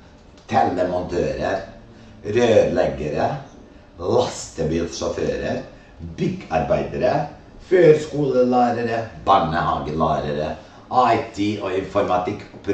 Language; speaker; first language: Norwegian; non-native, fluent; Serbian